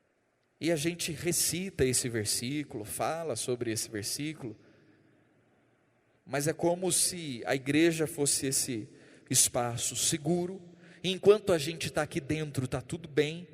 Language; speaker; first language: Portuguese; native; Portuguese